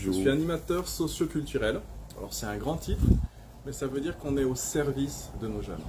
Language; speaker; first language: French; native; French